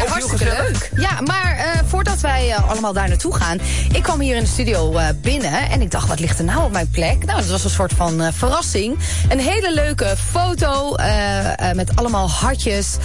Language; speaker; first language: Dutch; native; Dutch